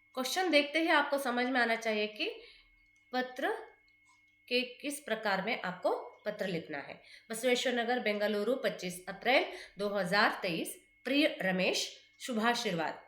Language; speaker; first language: Hindi; non-native, local second language; Kannada